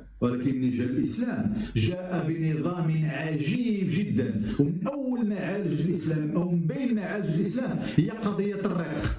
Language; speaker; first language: Arabic; native; Arabic